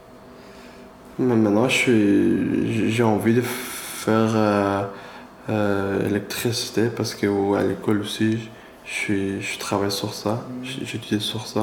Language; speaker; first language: French; non-native, learner; Persian